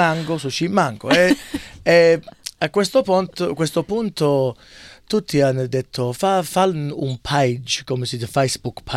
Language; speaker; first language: Italian; early bilingual, heritage; English